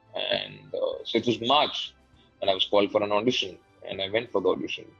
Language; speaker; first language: English; non-native, local second language; Hindi